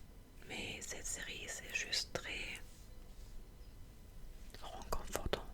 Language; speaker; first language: French; non-native, fluent; German